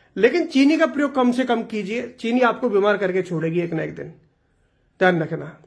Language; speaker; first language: Hindi; non-native, local second language; Gujarati